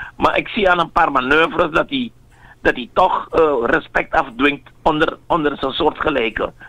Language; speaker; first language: Dutch; native; Dutch